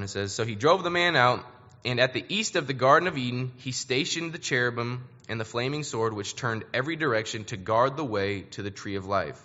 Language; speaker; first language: English; native; English